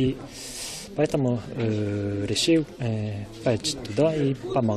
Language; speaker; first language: Russian; non-native, learner; Japanese